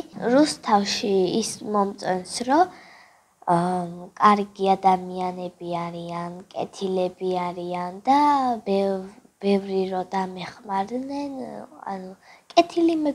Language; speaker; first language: Georgian; early bilingual, other home language; Korean